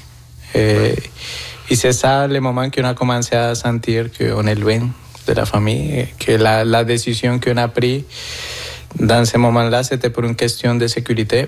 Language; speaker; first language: French; non-native, fluent; Spanish